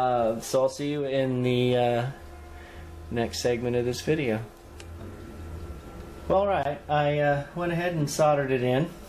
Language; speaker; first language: English; native; English